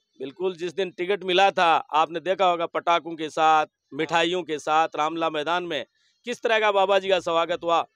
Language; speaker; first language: Hindi; native; Hindi